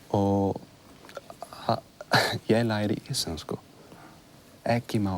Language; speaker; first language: Icelandic; non-native, learner; English